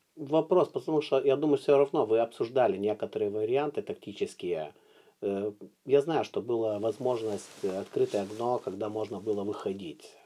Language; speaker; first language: Russian; non-native, fluent; Lithuanian